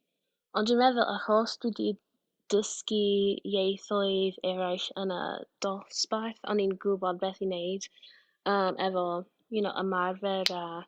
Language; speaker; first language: Welsh; non-native, fluent; English